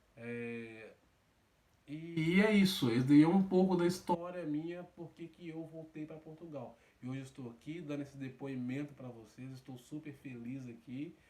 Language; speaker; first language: Portuguese; native; Portuguese